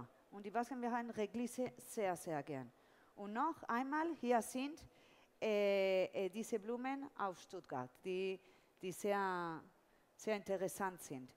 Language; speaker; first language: German; non-native, fluent; Spanish